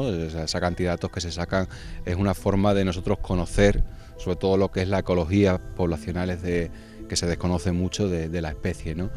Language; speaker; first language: Spanish; native; Spanish